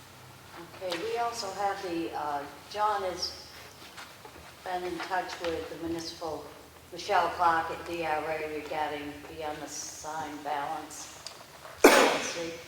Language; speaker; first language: English; native; English